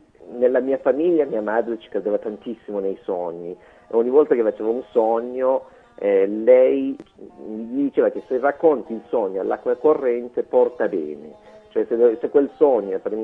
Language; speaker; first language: Italian; non-native, fluent; Persian